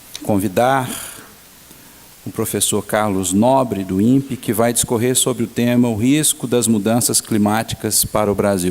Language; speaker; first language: Portuguese; native; Portuguese